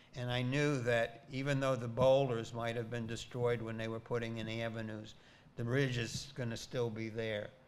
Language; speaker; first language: English; native; English